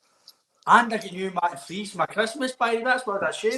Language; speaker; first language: English; native; English